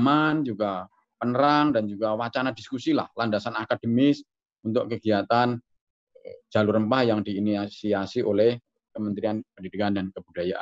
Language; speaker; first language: Indonesian; native; Indonesian